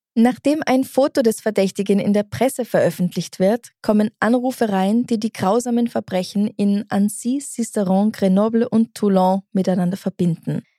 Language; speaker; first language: German; native; German